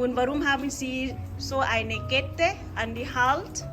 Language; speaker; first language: German; non-native, learner; Thai